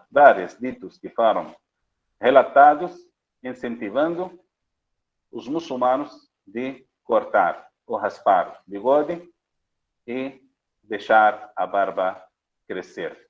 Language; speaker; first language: Portuguese; non-native, fluent; Arabic